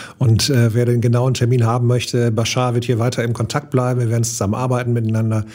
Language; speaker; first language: German; native; German